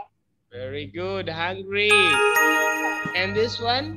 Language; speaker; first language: English; non-native, fluent; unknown